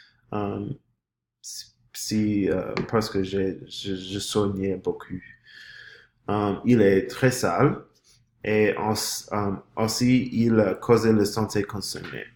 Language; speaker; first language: French; non-native, learner; English